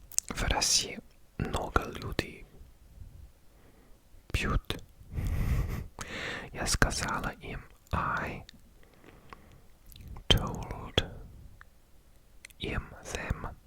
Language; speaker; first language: Russian; non-native, learner; English